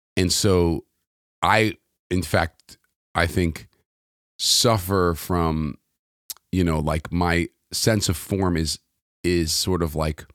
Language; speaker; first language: English; native; English